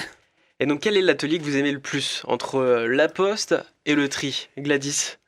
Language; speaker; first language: French; native; French